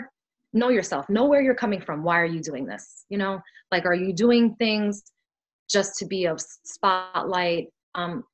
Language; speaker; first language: English; early bilingual, other home language; Spanish